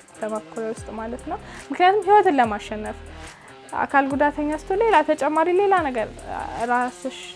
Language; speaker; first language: Amharic; native; Amharic